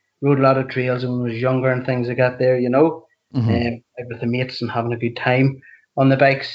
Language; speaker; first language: English; native; English